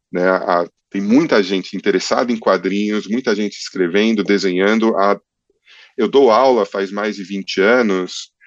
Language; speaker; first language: Portuguese; early bilingual, other home language; English